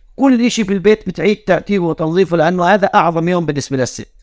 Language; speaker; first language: Arabic; native; Arabic